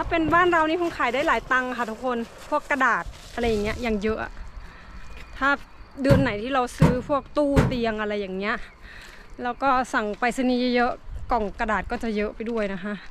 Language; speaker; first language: Thai; native; Thai